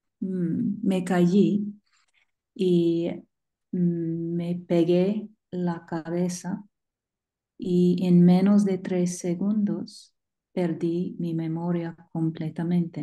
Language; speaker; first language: Spanish; non-native, learner; English